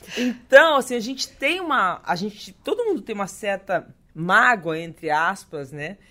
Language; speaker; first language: Portuguese; native; Portuguese